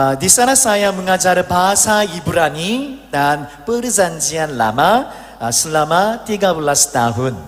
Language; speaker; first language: Indonesian; non-native, learner; Korean